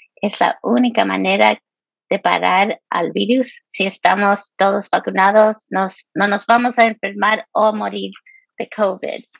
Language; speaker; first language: Spanish; early bilingual, heritage; Spanish